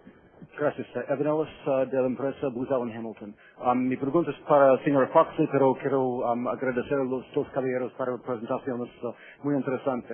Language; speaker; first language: Spanish; non-native, fluent; English